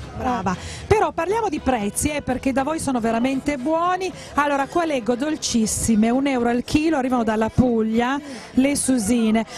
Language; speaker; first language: Italian; native; Italian